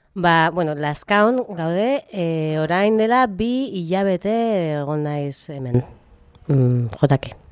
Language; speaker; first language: Basque; non-native, local second language; Spanish